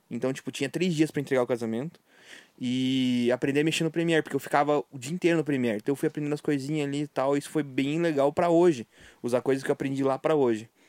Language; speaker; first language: Portuguese; native; Portuguese